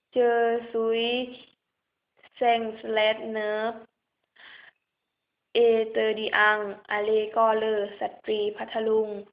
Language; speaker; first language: French; non-native, learner; Thai